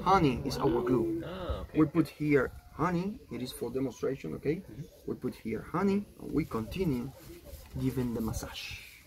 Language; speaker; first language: English; non-native, learner; Spanish